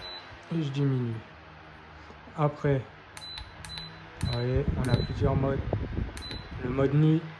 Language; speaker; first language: French; native; French